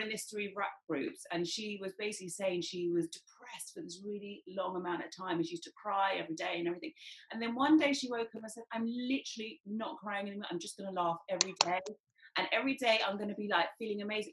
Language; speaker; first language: English; native; English